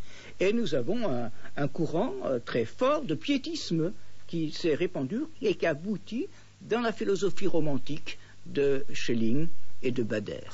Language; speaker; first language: French; native; French